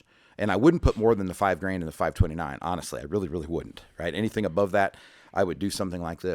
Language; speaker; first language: English; native; English